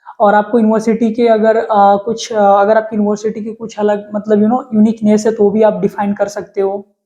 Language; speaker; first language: Hindi; native; Hindi